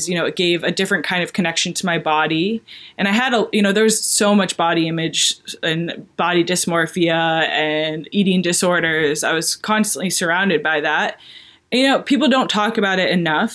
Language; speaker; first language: English; native; English